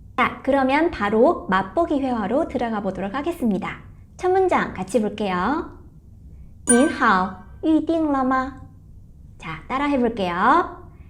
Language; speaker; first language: Korean; non-native, fluent; Chinese